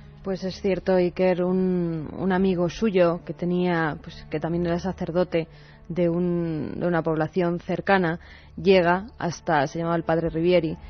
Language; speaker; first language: Spanish; native; Spanish